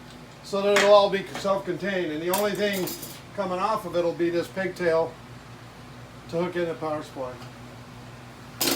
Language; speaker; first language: English; native; English